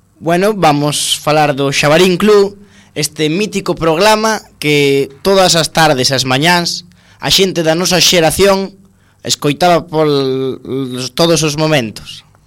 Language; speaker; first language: Galician; non-native, local second language; Spanish